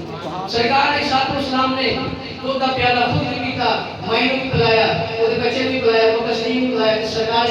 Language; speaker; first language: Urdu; non-native, local second language; Punjabi